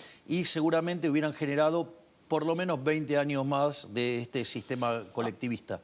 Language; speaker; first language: Spanish; native; Spanish